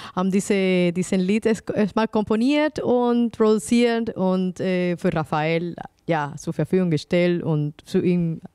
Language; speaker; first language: German; non-native, fluent; Spanish